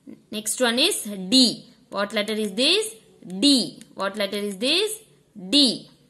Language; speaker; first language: English; non-native, local second language; Tamil